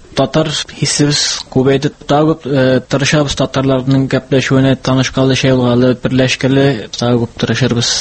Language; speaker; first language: Tatar; early bilingual, heritage; Tatar